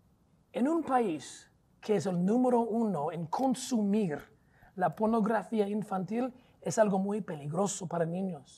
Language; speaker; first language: Spanish; non-native, fluent; English